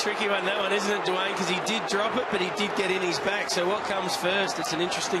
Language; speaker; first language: English; native; English